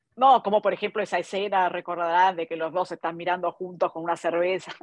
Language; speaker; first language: Spanish; non-native, local second language; Italian